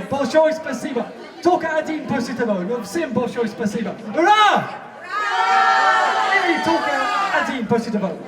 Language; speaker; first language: Russian; non-native, learner; English